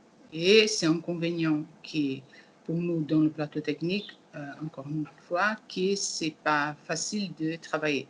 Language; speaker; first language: French; non-native, learner; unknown